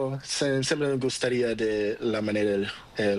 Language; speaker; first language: Spanish; non-native, learner; Portuguese